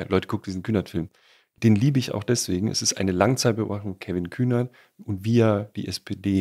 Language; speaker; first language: German; native; German